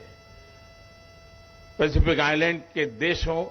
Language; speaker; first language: Hindi; non-native, local second language; Gujarati